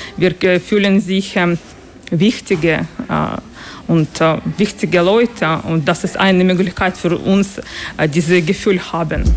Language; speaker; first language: German; non-native, learner; Ukrainian